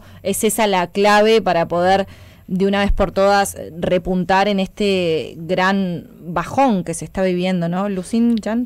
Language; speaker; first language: Spanish; native; Spanish